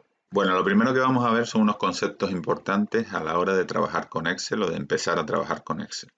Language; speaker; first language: Spanish; native; Spanish